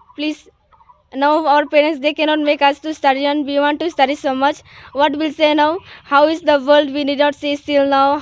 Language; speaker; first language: English; non-native, local second language; Assamese